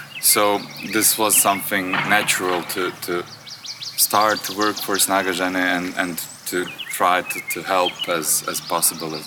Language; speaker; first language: English; non-native, fluent; Croatian